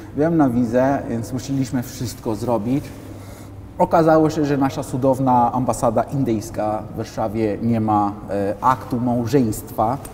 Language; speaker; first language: Polish; non-native, fluent; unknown